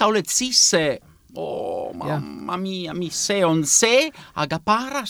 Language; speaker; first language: Estonian; non-native, learner; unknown